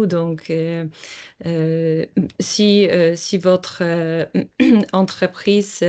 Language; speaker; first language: French; non-native, learner; Polish